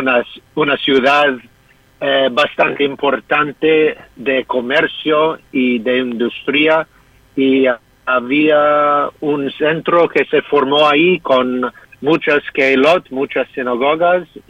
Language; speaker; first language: Spanish; non-native, fluent; English